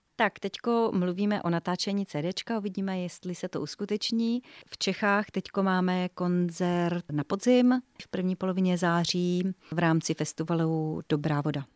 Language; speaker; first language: Czech; native; Czech